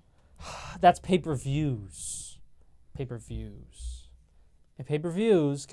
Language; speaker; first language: English; native; English